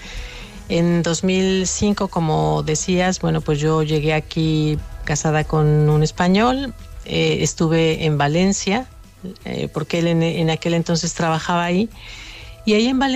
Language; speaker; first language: Spanish; native; Spanish